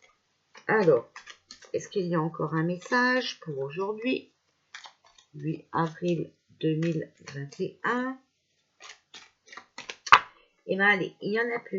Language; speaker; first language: French; native; French